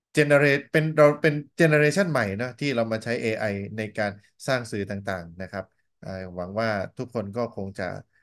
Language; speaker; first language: Thai; native; Thai